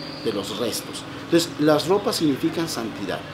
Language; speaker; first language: Spanish; native; Spanish